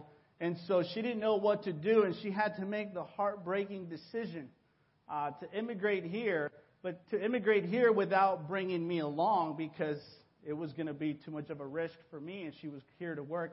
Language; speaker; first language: English; early bilingual, other home language; Spanish